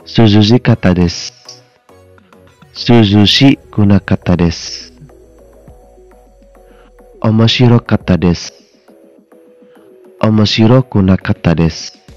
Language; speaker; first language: Japanese; non-native, fluent; Indonesian